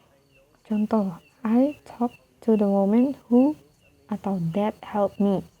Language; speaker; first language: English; non-native, fluent; Indonesian